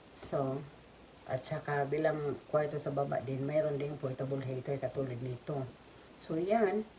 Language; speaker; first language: Filipino; non-native, local second language; Cebuano